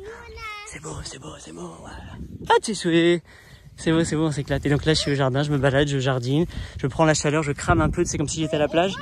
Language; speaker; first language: French; native; French